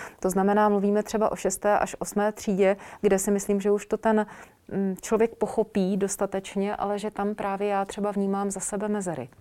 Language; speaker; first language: Czech; native; Czech